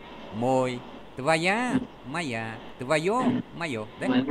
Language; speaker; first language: Russian; non-native, fluent; Vietnamese